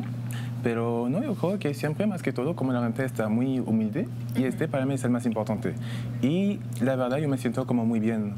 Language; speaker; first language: Spanish; non-native, fluent; French